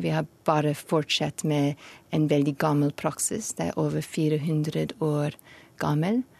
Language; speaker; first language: Norwegian; non-native, learner; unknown